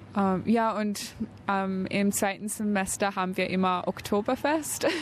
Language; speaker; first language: German; early bilingual, heritage; German